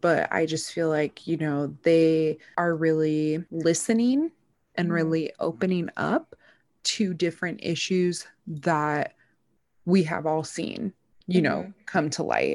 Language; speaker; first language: English; early bilingual, other home language; Spanish